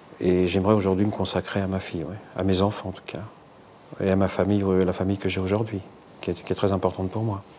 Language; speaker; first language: French; native; French